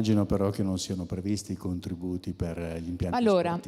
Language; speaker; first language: Italian; native; Italian